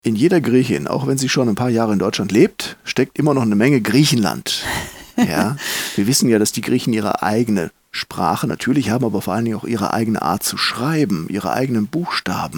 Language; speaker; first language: German; native; German